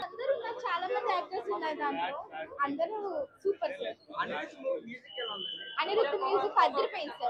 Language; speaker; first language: Telugu; native; Telugu